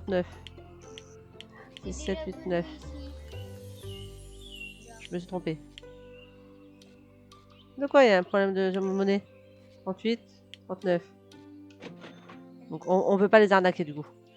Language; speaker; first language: French; native; French